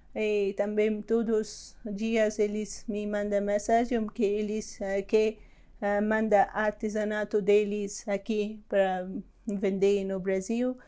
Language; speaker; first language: Portuguese; non-native, learner; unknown